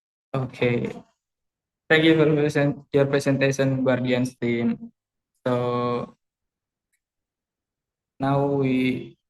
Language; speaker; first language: English; non-native, learner; Indonesian